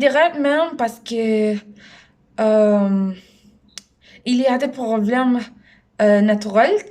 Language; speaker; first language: French; non-native, learner; Spanish